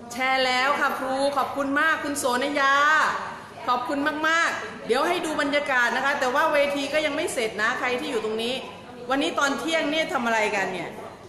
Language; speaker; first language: Thai; native; Thai